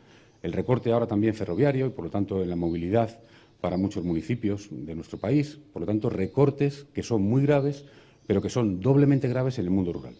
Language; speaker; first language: Spanish; native; Spanish